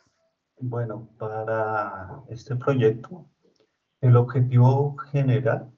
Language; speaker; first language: Spanish; native; Spanish